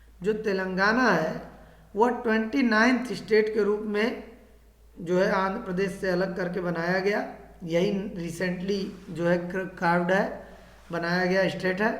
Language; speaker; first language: Hindi; native; Hindi